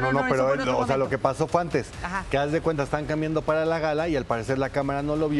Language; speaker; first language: Spanish; native; Spanish